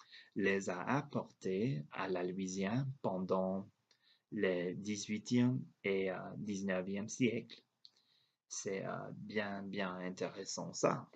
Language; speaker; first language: French; non-native, learner; English